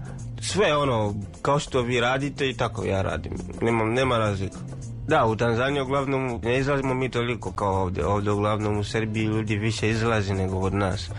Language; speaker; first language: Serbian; non-native, learner; Swahili